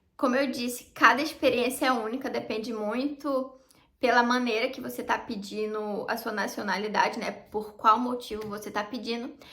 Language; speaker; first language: Portuguese; native; Portuguese